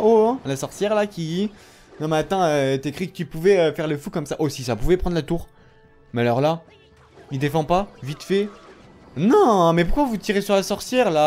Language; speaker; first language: French; native; French